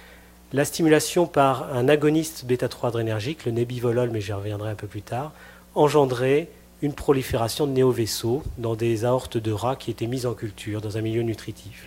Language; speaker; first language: French; native; French